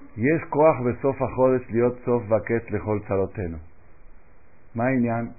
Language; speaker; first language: Hebrew; non-native, fluent; Spanish